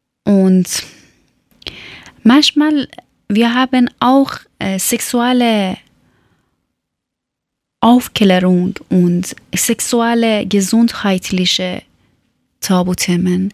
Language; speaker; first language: German; non-native, learner; Persian